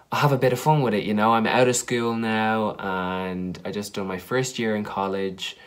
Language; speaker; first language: English; native; English